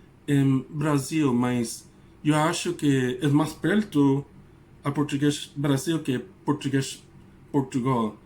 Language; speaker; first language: Portuguese; non-native, learner; English